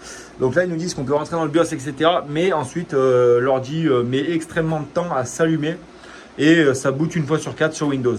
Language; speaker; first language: French; native; French